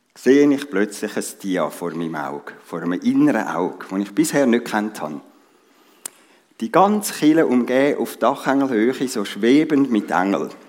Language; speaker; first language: German; native; German